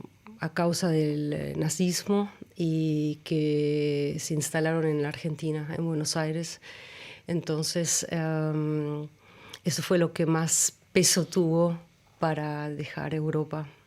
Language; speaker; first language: Spanish; early bilingual, other home language; German